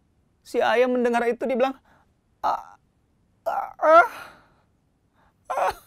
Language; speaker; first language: Indonesian; native; Indonesian